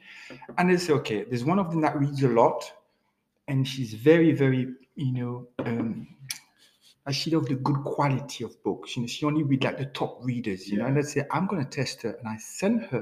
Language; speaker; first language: English; non-native, fluent; French